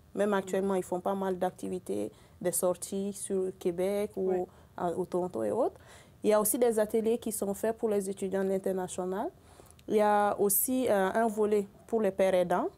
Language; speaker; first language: French; non-native, local second language; Bambara